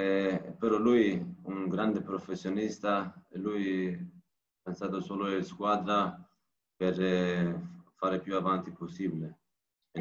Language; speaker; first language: Italian; non-native, learner; Turkish